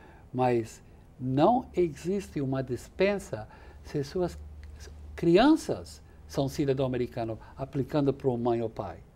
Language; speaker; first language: Portuguese; non-native, fluent; English